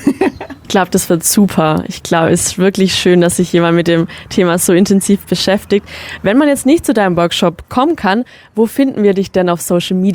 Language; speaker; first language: German; native; German